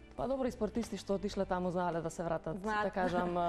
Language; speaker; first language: Macedonian; native; Macedonian